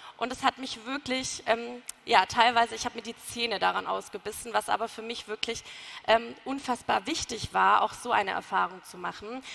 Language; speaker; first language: German; native; German